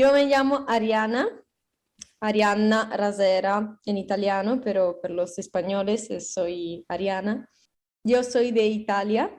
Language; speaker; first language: Spanish; non-native, fluent; Italian